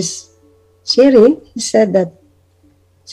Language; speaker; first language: English; non-native, local second language; Cebuano